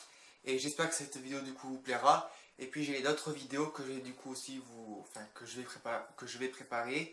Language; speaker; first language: French; native; French